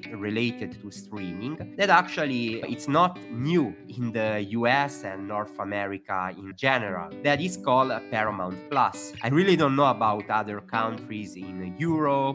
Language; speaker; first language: English; non-native, fluent; Italian